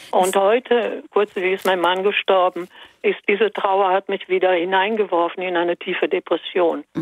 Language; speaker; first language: German; early bilingual, other home language; Italian